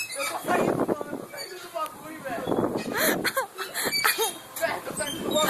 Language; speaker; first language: Portuguese; native; Portuguese